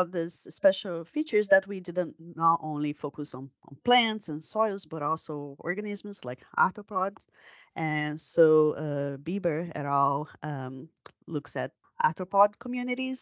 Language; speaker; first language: English; non-native, fluent; Portuguese